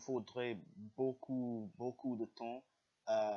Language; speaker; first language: French; non-native, learner; English